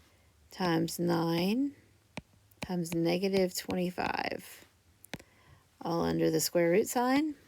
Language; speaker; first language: English; native; English